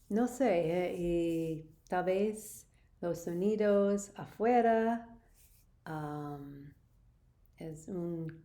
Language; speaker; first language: Spanish; non-native, learner; English